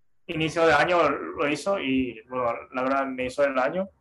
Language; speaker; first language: Spanish; non-native, fluent; Japanese